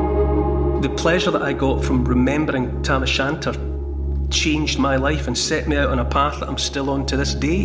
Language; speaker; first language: English; native; English